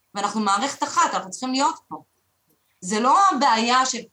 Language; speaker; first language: Hebrew; native; Hebrew